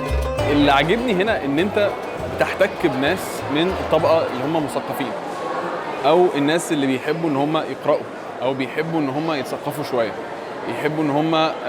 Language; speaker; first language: Arabic; native; Arabic